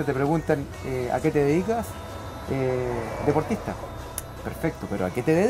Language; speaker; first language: Spanish; native; Spanish